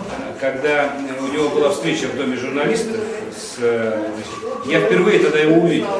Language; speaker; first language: Russian; native; Russian